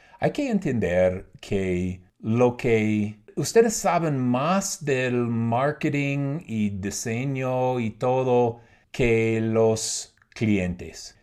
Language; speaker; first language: Spanish; non-native, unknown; English